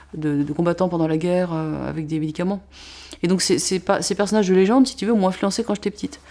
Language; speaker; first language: French; native; French